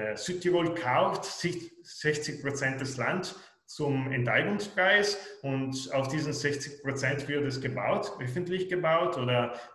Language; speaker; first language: German; non-native, local second language; Italian